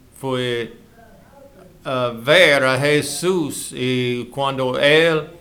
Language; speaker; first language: Spanish; non-native, learner; English